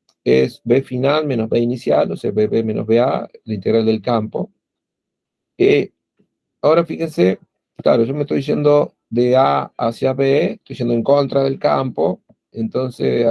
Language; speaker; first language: Spanish; native; Spanish